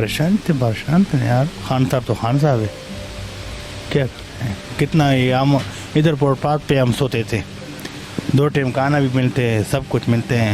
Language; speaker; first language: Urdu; non-native, local second language; Pashto